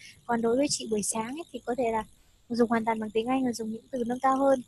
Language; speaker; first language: Vietnamese; native; Vietnamese